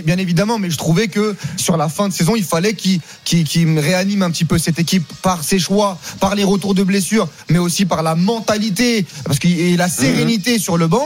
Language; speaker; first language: French; native; French